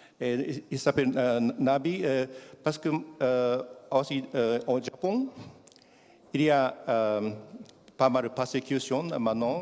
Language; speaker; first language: French; non-native, learner; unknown